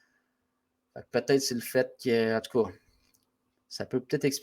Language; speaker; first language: French; native; French